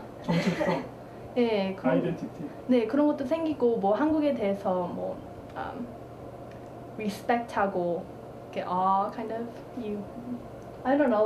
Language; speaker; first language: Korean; early bilingual, heritage; Korean